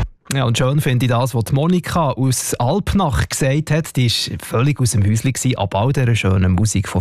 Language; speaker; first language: German; native; German